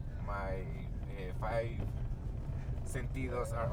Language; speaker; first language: English; non-native, learner; Spanish